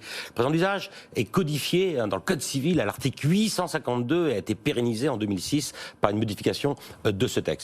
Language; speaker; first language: French; native; French